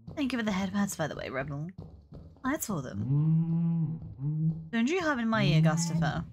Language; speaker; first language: English; native; English